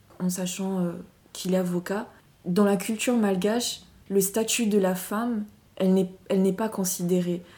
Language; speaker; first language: French; non-native, local second language; Malagasy